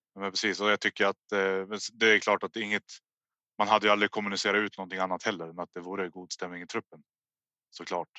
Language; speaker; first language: Swedish; native; Swedish